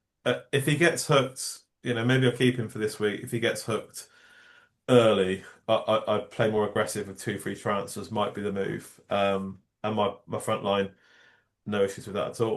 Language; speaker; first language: English; native; English